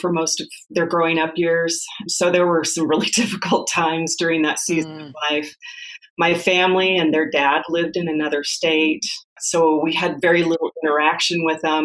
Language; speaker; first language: English; native; English